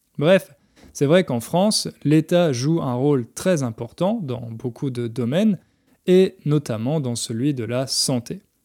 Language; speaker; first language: French; native; French